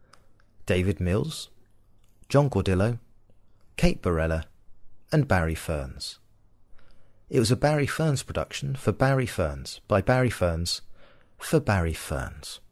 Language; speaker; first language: English; native; English